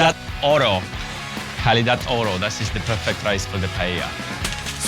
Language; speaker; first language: German; non-native, learner; Italian